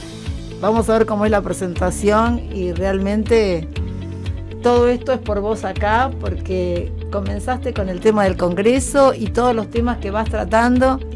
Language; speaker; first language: Spanish; native; Spanish